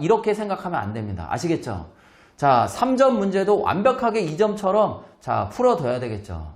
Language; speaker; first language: Korean; native; Korean